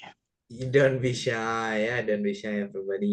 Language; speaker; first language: English; non-native, learner; Indonesian